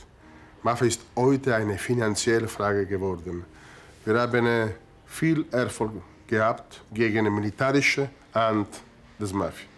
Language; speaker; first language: German; non-native, learner; Italian